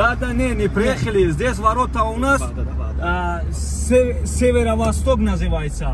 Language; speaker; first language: Russian; non-native, local second language; Tajik